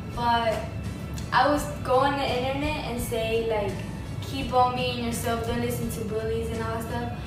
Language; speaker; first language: English; early bilingual, other home language; Spanish